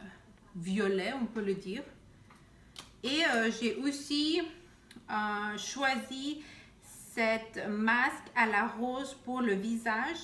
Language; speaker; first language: French; non-native, fluent; Spanish